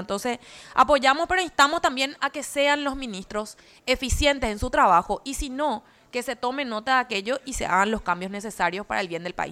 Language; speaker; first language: Spanish; native; Spanish